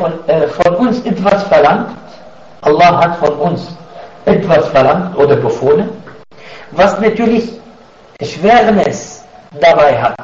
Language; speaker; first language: German; non-native, fluent; Arabic